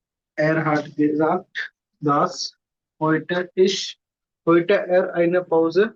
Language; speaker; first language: German; non-native, learner; Hindi